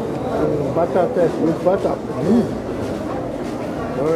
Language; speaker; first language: English; non-native, learner; Japanese